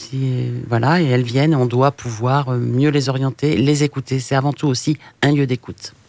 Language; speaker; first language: French; native; French